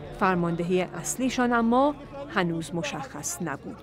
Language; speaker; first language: Persian; native; Persian